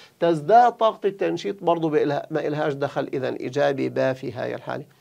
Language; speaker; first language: Arabic; native; Arabic